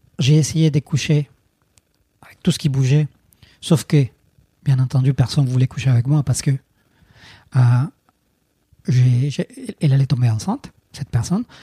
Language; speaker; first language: French; non-native, fluent; Spanish